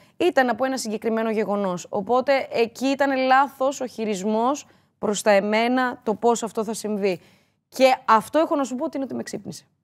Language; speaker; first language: Greek; native; Greek